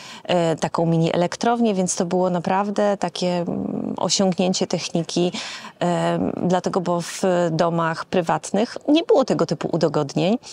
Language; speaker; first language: Polish; native; Polish